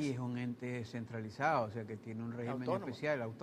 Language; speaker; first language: Spanish; native; Spanish